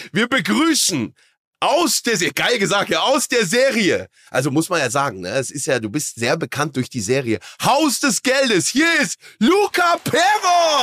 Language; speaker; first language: German; native; German